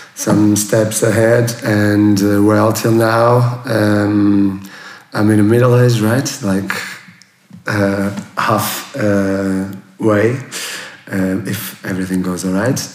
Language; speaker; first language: English; non-native, fluent; Portuguese